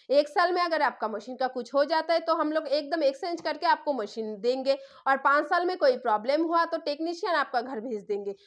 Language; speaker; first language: Hindi; non-native, local second language; Bangla